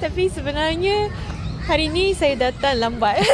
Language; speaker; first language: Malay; non-native, fluent; Japanese